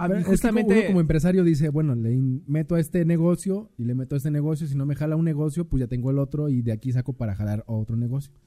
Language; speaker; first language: Spanish; native; Spanish